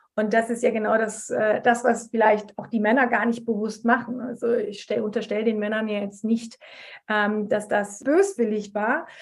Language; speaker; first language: German; early bilingual, other home language; Turkish